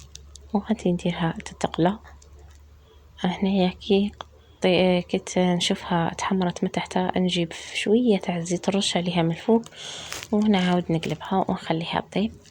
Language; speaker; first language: Arabic; native; Arabic